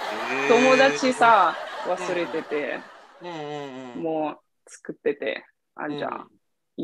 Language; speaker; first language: Japanese; non-native, fluent; Italian